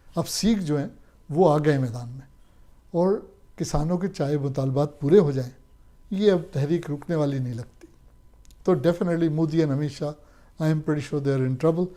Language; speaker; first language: Urdu; native; Urdu